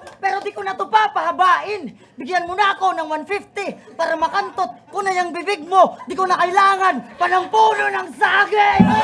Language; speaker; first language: Filipino; non-native, local second language; Waray